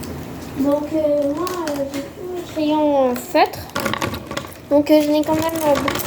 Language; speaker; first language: French; native; French